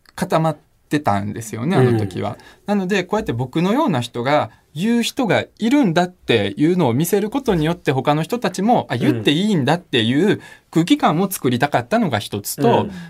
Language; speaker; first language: Japanese; early bilingual, other home language; Russian